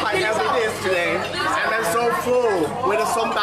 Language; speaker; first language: English; non-native, learner; Thai